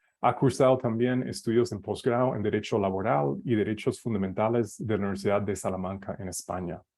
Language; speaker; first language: Spanish; non-native, fluent; English